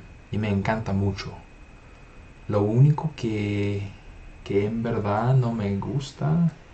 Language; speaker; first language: Spanish; non-native, fluent; English